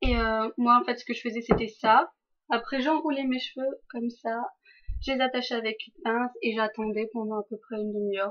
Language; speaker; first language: French; native; French